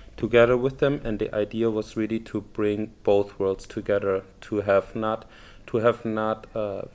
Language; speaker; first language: English; non-native, fluent; German